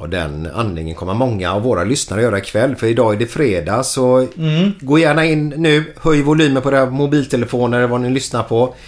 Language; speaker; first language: Swedish; native; Swedish